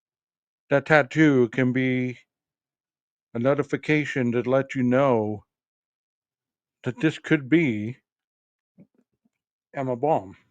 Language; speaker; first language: English; native; English